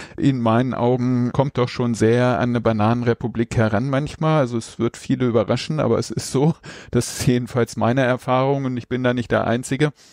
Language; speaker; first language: German; native; German